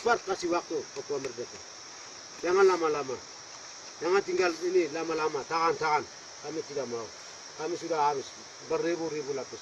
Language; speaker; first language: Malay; non-native, local second language; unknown